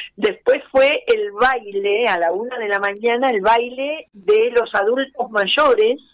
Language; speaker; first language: Spanish; native; Spanish